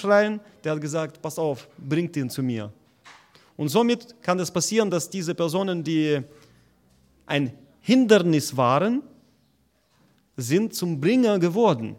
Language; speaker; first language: German; non-native, fluent; Russian